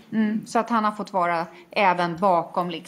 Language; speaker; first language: Swedish; native; Swedish